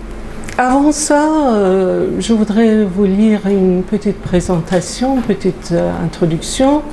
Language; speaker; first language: French; non-native, fluent; Persian